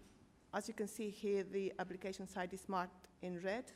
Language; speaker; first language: English; native; English